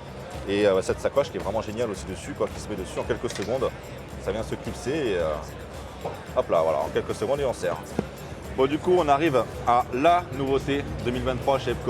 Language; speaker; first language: French; native; French